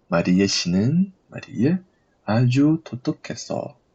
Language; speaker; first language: Korean; non-native, fluent; Portuguese